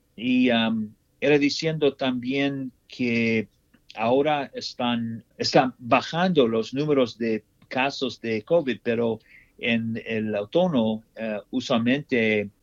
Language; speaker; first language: Spanish; non-native, learner; English